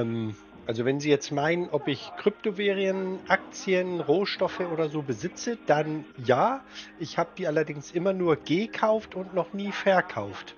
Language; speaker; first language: German; native; German